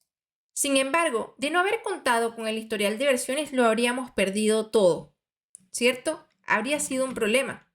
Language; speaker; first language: Spanish; native; Spanish